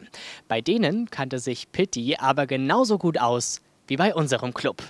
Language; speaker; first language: German; native; German